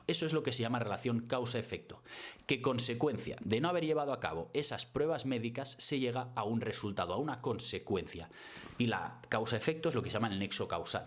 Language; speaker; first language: Spanish; native; Spanish